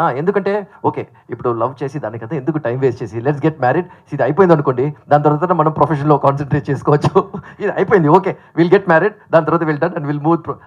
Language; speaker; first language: Telugu; native; Telugu